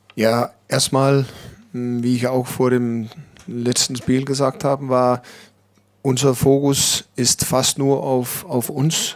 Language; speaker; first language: German; non-native, learner; Danish